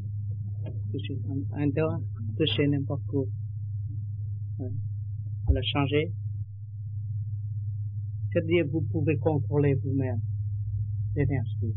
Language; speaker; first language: French; non-native, learner; Vietnamese